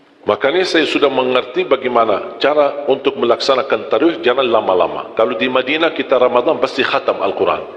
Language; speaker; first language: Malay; non-native, fluent; Arabic